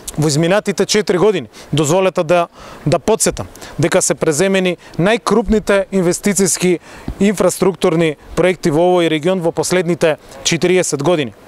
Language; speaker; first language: Macedonian; native; Macedonian